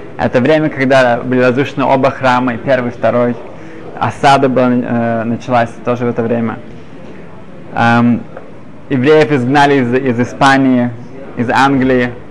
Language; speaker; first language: Russian; early bilingual, other home language; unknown